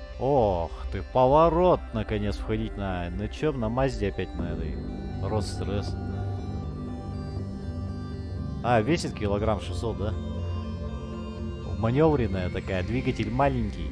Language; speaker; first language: Russian; native; Russian